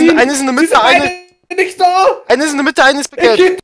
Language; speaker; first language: German; native; German